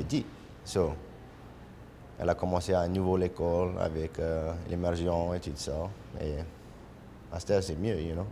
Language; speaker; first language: French; native; French